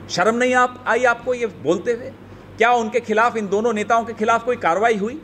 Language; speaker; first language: Hindi; native; Hindi